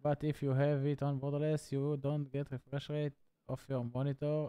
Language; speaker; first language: English; non-native, learner; Hebrew